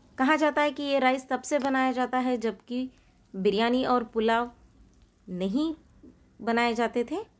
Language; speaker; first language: Hindi; non-native, local second language; Marathi